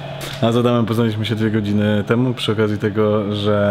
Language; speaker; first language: Polish; native; Polish